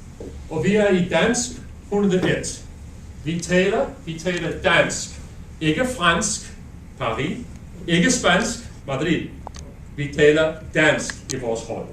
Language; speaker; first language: Danish; non-native, learner; English